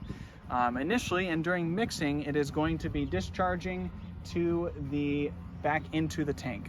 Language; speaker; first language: English; native; English